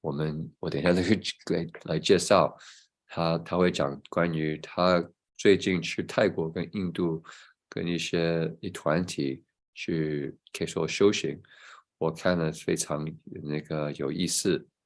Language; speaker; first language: Chinese; early bilingual, heritage; English